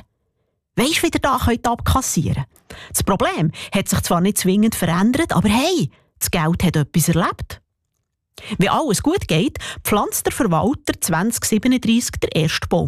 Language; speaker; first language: German; native; German